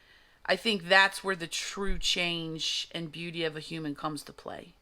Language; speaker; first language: English; native; English